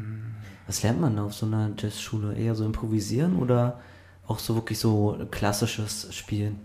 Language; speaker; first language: German; native; German